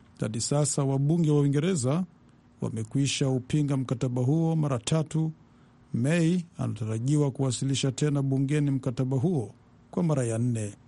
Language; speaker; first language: Swahili; non-native, local second language; Rundi